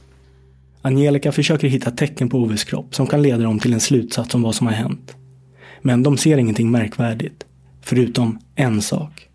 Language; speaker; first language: Swedish; native; Swedish